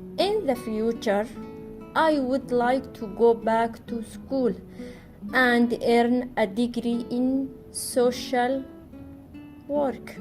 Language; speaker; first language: English; non-native, learner; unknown